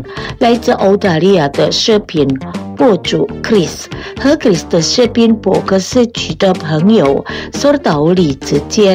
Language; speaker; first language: Chinese; early bilingual, heritage; Chinese